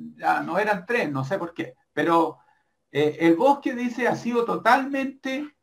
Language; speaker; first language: Spanish; native; Spanish